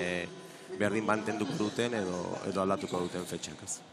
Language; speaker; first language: Basque; native; Basque